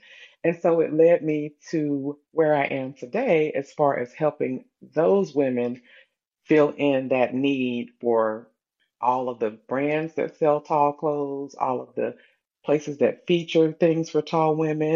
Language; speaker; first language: English; native; English